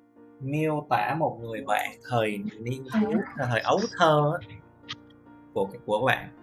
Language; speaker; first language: Vietnamese; native; Vietnamese